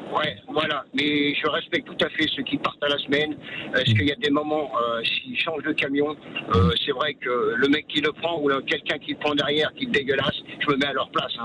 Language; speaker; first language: French; native; French